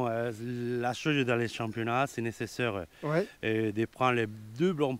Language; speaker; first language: French; non-native, learner; Spanish